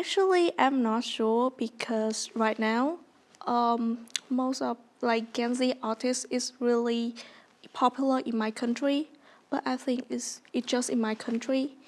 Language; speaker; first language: English; non-native, learner; Vietnamese